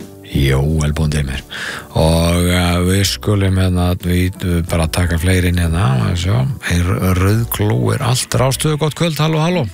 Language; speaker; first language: Icelandic; native; Icelandic